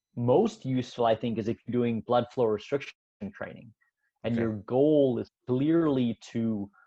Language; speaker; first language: English; native; English